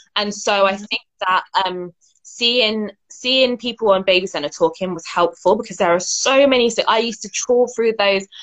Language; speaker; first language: English; native; English